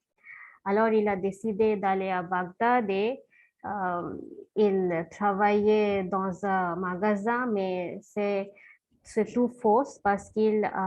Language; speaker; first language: French; non-native, fluent; Bangla